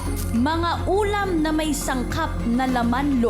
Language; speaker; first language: Filipino; native; Filipino